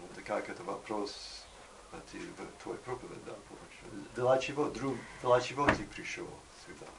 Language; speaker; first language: Russian; non-native, learner; English